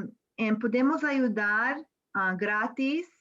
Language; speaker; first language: Spanish; non-native, learner; English